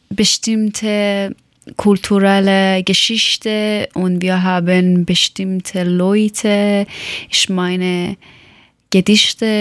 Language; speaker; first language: German; non-native, learner; Persian